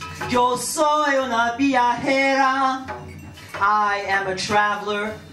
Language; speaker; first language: Spanish; early bilingual, heritage; Spanish